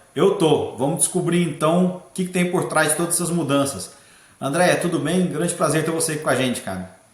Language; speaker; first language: Portuguese; native; Portuguese